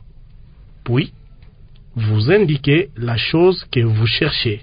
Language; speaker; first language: French; non-native, local second language; Lingala